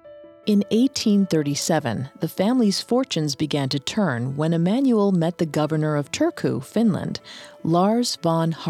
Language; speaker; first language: English; native; English